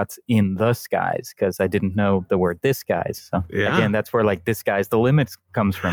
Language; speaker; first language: English; non-native, fluent; Dutch